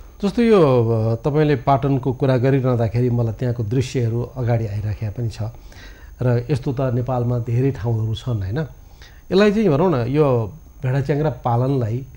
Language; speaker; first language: Nepali; native; Nepali